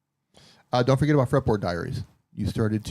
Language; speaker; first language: English; native; English